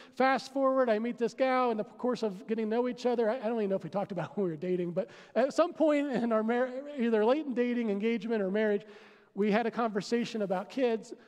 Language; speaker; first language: English; native; English